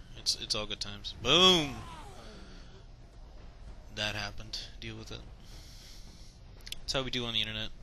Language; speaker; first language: English; native; English